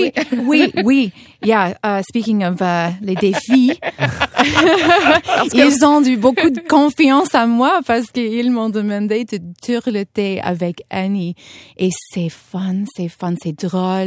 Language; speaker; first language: French; non-native, fluent; English